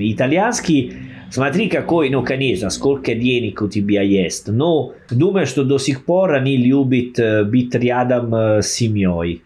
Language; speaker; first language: Russian; non-native, learner; Italian